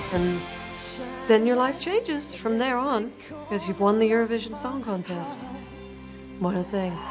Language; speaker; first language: English; native; English